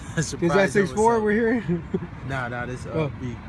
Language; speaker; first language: English; native; English